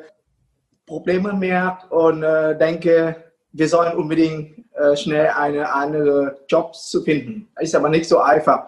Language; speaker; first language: German; non-native, fluent; Vietnamese